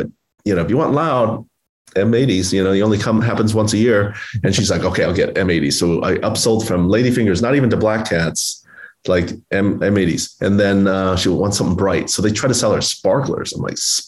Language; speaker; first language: English; native; English